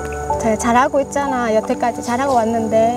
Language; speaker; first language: Korean; non-native, fluent; Vietnamese